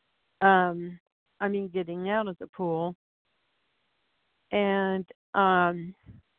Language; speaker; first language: English; native; English